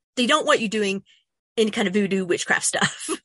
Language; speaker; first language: English; native; English